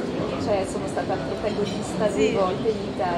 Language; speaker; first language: Italian; non-native, fluent; French